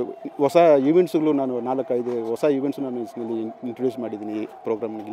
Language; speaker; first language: Kannada; non-native, fluent; Hindi